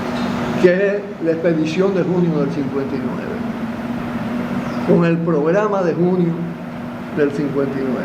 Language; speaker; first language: Spanish; native; Spanish